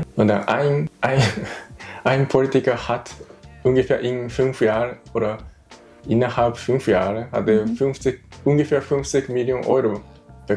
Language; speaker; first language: German; non-native, learner; Japanese